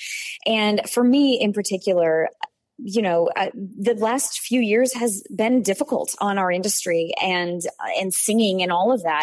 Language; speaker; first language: English; native; English